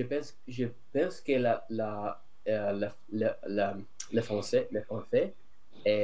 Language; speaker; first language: French; non-native, learner; English